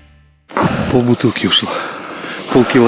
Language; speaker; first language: Russian; native; Russian